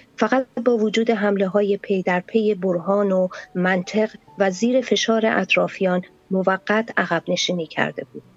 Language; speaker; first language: Persian; native; Persian